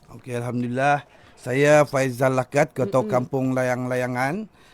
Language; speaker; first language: Malay; native; Malay